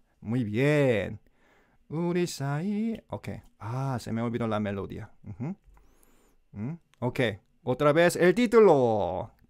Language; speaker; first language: Spanish; non-native, learner; Korean